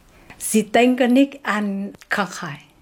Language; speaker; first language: German; non-native, learner; Vietnamese